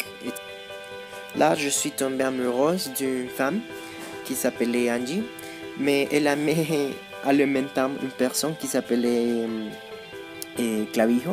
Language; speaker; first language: French; non-native, learner; Spanish